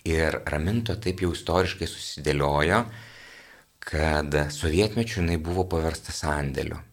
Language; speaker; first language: Lithuanian; native; Lithuanian